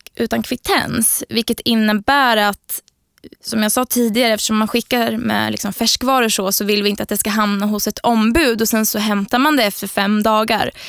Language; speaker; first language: Swedish; native; Swedish